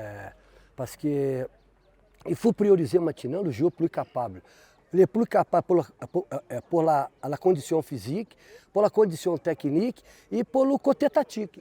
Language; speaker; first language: French; non-native, fluent; Portuguese